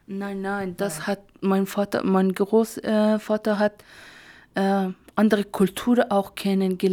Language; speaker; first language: German; non-native, learner; Persian